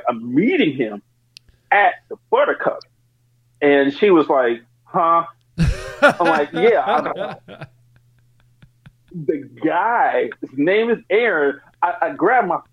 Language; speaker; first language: English; native; English